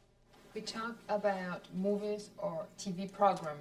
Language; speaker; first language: English; non-native, learner; Spanish